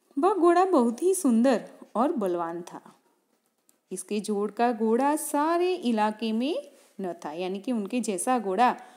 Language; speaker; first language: Hindi; non-native, local second language; Gujarati